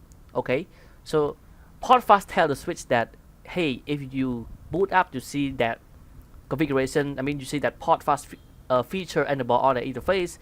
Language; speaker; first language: English; non-native, fluent; Khmer